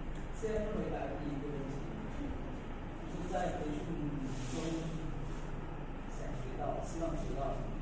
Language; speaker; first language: Chinese; non-native, fluent; Lao